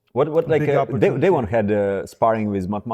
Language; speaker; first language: English; non-native, fluent; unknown